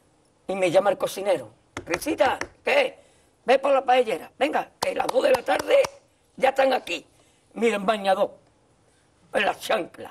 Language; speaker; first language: Spanish; native; Spanish